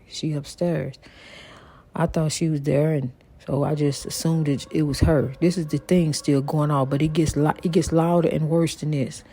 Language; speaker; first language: English; native; English